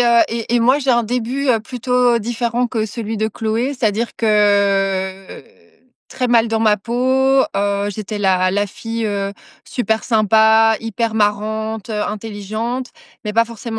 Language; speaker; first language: French; native; French